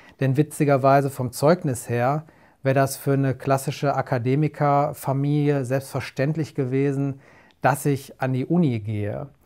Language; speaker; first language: German; native; German